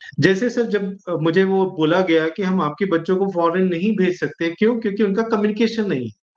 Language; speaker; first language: Hindi; native; Hindi